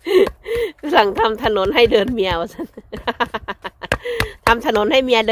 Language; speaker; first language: Thai; non-native, local second language; Lao